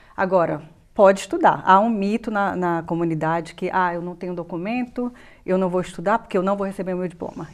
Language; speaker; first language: Portuguese; native; Portuguese